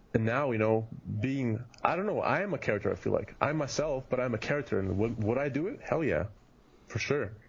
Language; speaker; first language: English; early bilingual, heritage; German